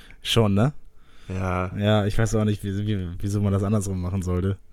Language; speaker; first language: German; native; German